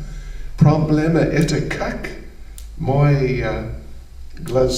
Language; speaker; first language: Russian; non-native, learner; English